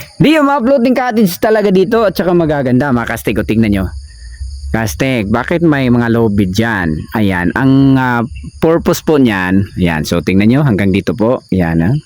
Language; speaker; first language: Filipino; non-native, local second language; Cebuano